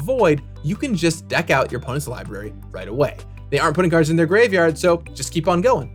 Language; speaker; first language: English; native; English